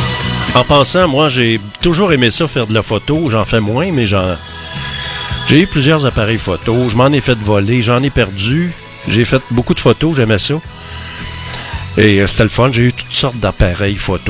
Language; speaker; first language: French; native; French